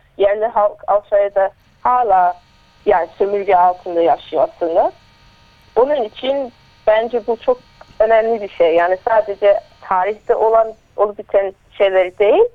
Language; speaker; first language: Turkish; early bilingual, heritage; Turkish